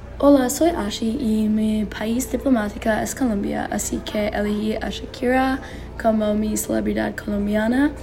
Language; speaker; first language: Spanish; non-native, learner; English